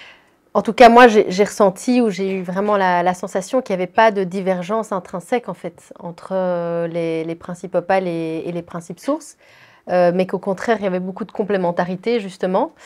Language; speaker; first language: French; native; French